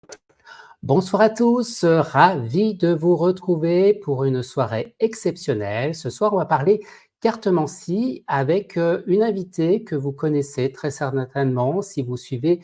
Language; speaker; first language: French; native; French